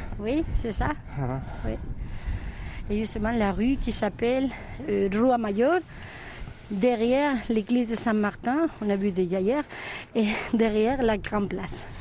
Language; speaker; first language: French; non-native, fluent; Spanish